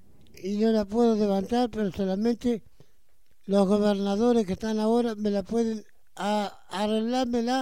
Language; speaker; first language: Spanish; native; Spanish